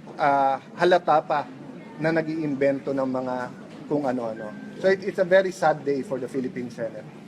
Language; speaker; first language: Filipino; native; Filipino